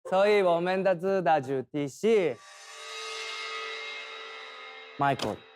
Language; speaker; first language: Chinese; non-native, fluent; Korean